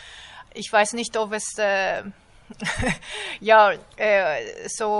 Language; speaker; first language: German; non-native, fluent; Japanese